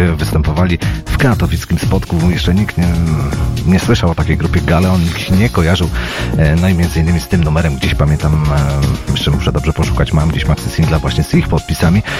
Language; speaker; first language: Polish; native; Polish